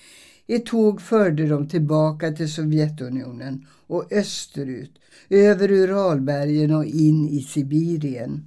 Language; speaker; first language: Swedish; early bilingual, other home language; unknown